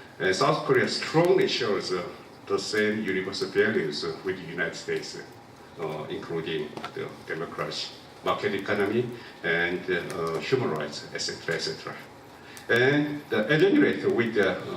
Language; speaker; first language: English; non-native, local second language; Korean